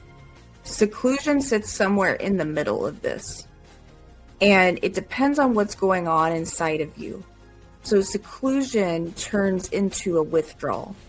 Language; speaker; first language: English; native; English